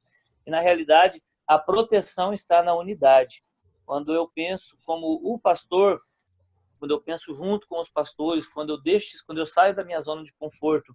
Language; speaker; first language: Portuguese; native; Portuguese